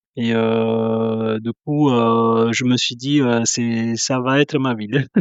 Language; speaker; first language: French; non-native, fluent; Italian